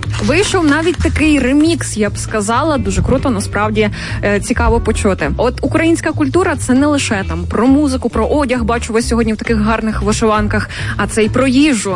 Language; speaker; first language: Ukrainian; native; Ukrainian